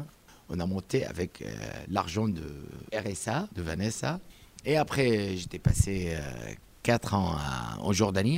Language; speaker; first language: French; non-native, learner; Arabic